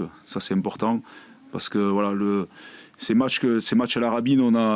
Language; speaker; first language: French; native; French